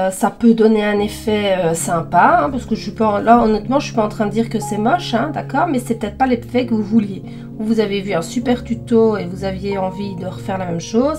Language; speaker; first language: French; native; French